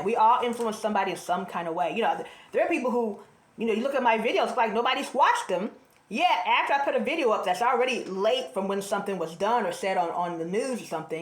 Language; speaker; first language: English; native; English